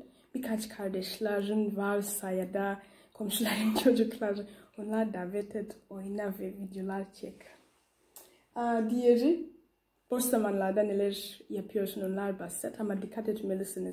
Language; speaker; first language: Turkish; non-native, learner; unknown